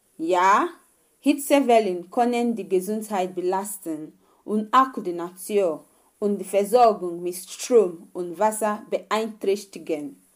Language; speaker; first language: German; non-native, fluent; Igbo